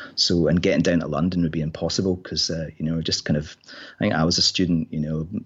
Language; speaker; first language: English; native; English